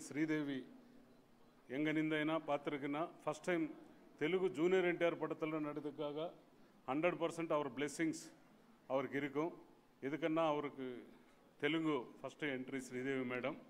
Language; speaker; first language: Tamil; non-native, learner; Telugu